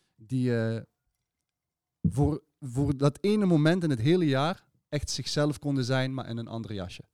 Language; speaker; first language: Dutch; early bilingual, other home language; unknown